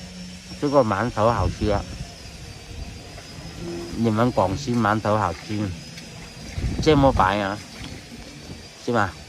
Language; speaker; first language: Chinese; non-native, local second language; Cantonese